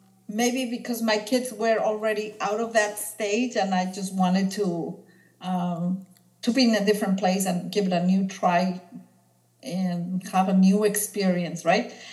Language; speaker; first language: English; non-native, fluent; Spanish